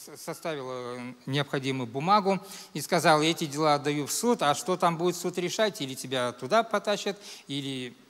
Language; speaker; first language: Russian; native; Russian